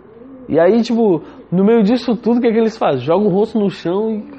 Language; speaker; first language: Portuguese; native; Portuguese